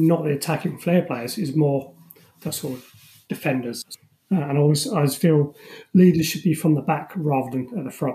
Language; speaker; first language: English; native; English